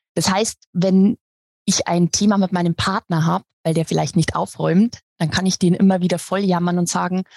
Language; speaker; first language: German; native; German